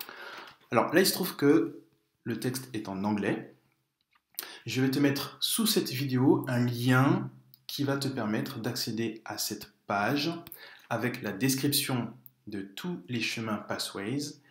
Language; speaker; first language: French; native; French